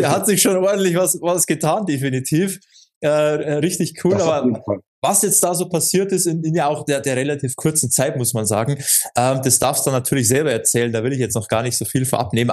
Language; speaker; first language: German; native; German